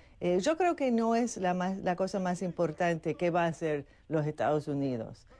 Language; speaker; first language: Spanish; non-native, fluent; English